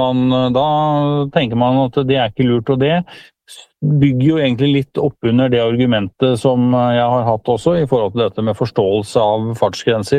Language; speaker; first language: Norwegian; native; Norwegian